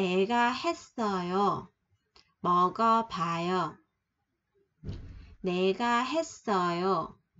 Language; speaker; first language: Korean; non-native, fluent; Vietnamese